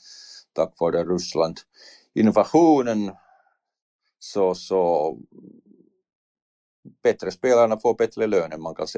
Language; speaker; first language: Swedish; non-native, learner; Finnish